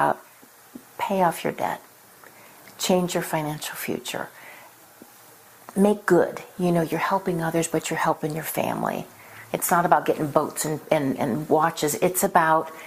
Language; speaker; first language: English; native; English